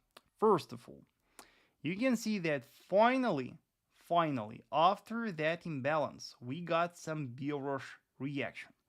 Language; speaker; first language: English; non-native, fluent; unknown